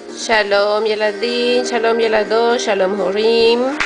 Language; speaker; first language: Hebrew; non-native, learner; Spanish